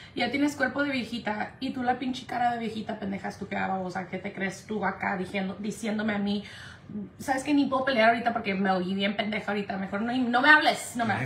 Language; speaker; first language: Spanish; early bilingual, heritage; Spanish